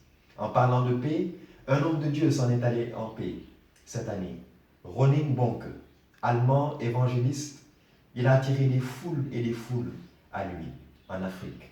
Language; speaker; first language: French; non-native, local second language; Wolof